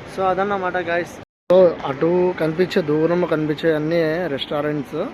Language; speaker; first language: Telugu; non-native, local second language; Urdu